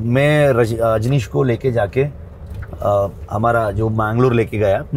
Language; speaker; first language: Hindi; non-native, local second language; Kannada